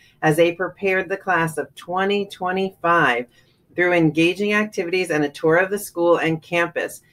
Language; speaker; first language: English; native; English